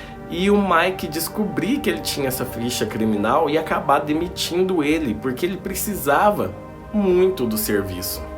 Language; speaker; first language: Portuguese; native; Portuguese